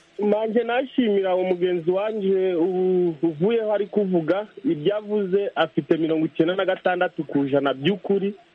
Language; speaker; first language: Kinyarwanda; native; Kinyarwanda